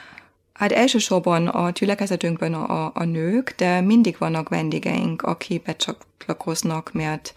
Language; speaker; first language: Hungarian; non-native, fluent; German